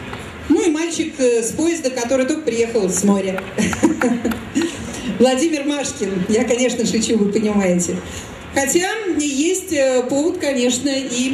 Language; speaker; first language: Russian; native; Russian